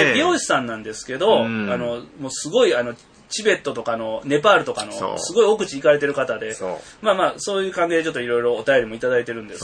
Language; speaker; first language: Japanese; native; Japanese